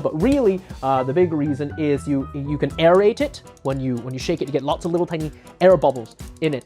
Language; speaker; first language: English; native; English